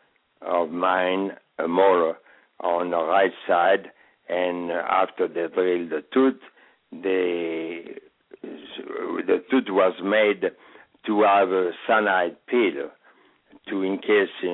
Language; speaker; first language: English; non-native, fluent; French